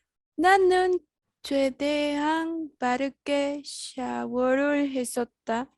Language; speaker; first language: Korean; non-native, learner; Spanish